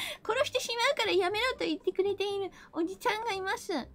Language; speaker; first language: Japanese; non-native, fluent; English